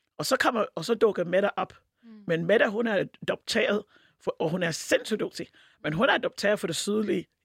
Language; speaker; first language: Danish; non-native, fluent; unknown